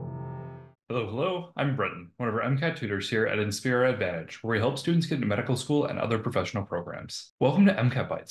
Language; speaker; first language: English; native; English